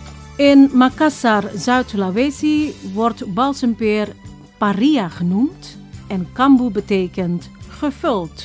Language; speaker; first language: Dutch; non-native, fluent; Indonesian